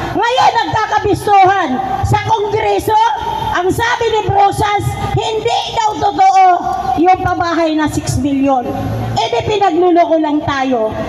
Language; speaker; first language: Filipino; non-native, local second language; Waray